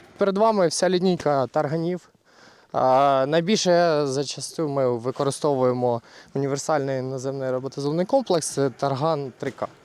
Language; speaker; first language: Ukrainian; native; Ukrainian